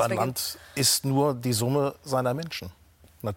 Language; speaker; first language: German; native; German